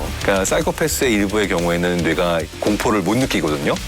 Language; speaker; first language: Korean; native; Korean